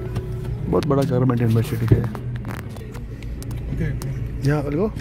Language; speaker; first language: Hindi; native; Hindi